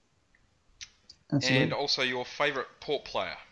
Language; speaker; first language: English; native; English